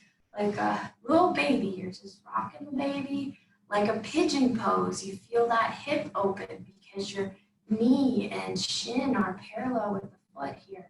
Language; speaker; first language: English; native; English